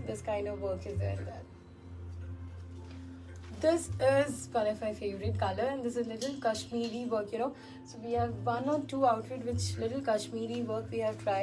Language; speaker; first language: English; non-native, local second language; Hindi